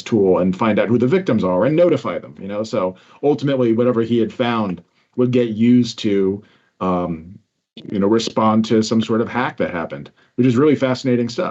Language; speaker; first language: English; native; English